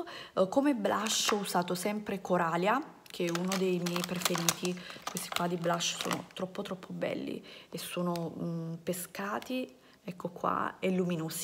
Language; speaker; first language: Italian; native; Italian